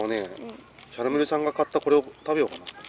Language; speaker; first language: Japanese; native; Japanese